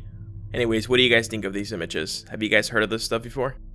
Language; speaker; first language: English; native; English